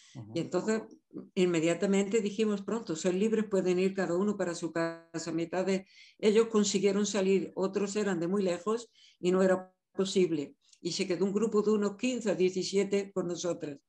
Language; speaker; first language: Spanish; native; Spanish